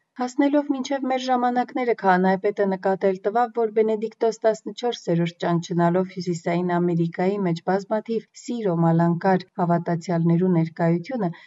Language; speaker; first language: Armenian; early bilingual, heritage; Armenian